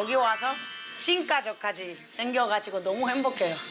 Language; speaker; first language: Korean; non-native, fluent; Spanish